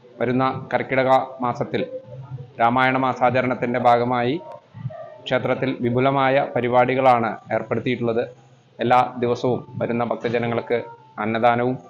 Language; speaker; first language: Malayalam; native; Malayalam